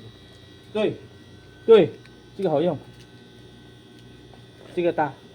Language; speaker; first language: Chinese; non-native, learner; Filipino